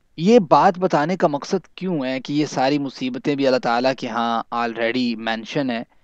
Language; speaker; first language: Urdu; non-native, local second language; Punjabi